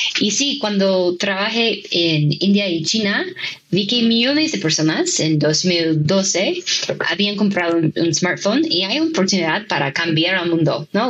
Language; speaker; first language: Spanish; non-native, fluent; English